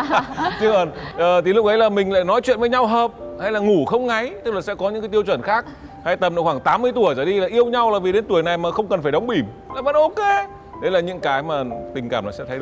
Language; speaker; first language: Vietnamese; native; Vietnamese